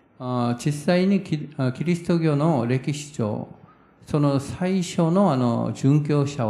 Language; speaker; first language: Japanese; non-native, fluent; Korean